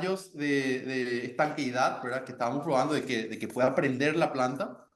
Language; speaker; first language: Spanish; native; Spanish